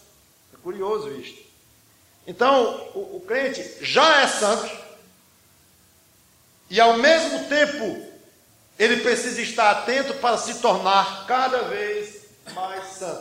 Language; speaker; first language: Portuguese; native; Portuguese